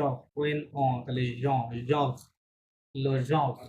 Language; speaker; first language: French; non-native, fluent; Bangla